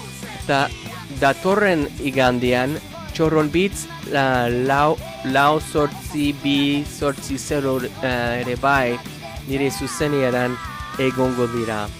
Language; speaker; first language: Basque; non-native, learner; English